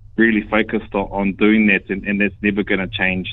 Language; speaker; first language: English; native; English